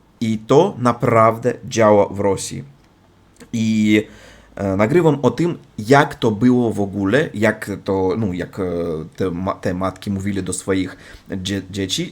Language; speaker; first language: Polish; non-native, learner; Russian